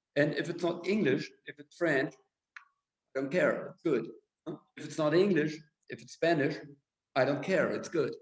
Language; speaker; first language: English; non-native, fluent; German